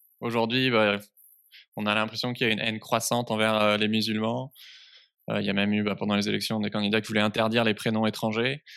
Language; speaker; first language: French; native; French